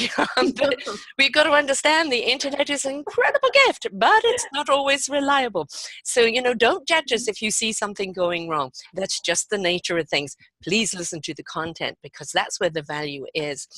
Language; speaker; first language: English; native; English